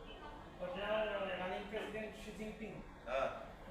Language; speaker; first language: English; non-native, learner; Bangla